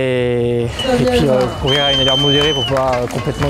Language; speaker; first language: French; native; French